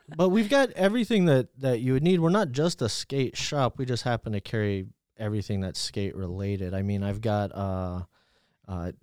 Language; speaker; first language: English; native; English